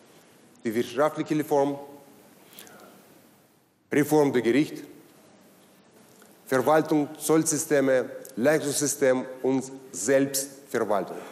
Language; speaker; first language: German; non-native, learner; Russian